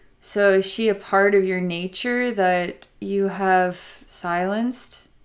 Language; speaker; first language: English; native; English